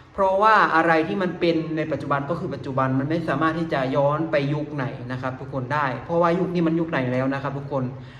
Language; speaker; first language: Thai; native; Thai